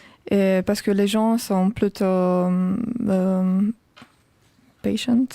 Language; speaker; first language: French; non-native, fluent; Romanian